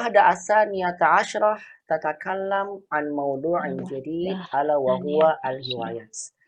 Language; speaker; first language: Arabic; non-native, fluent; Indonesian